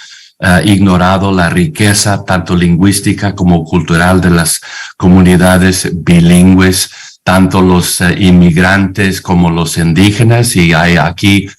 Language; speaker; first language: Spanish; non-native, fluent; English